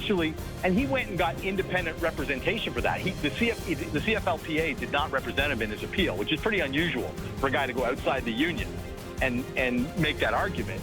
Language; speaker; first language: English; native; English